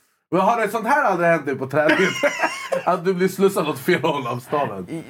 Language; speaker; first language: Swedish; native; Swedish